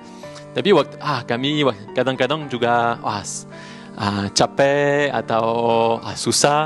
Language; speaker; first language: Indonesian; non-native, learner; French